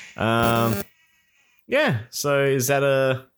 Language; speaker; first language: English; native; English